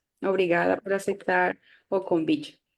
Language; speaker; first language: Portuguese; non-native, fluent; Spanish